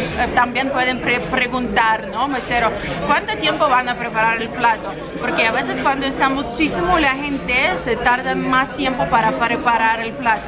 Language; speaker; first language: Spanish; non-native, learner; Russian